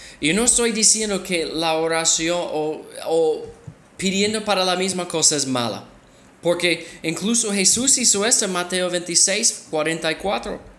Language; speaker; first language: Spanish; non-native, fluent; English